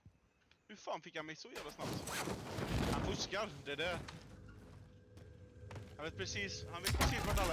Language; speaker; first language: Swedish; native; Swedish